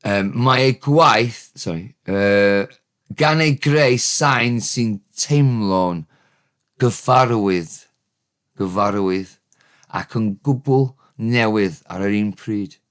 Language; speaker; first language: Welsh; non-native, learner; English